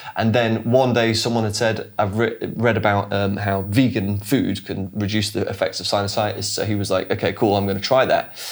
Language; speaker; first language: English; native; English